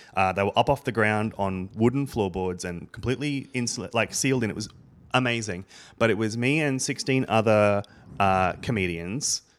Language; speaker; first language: English; native; English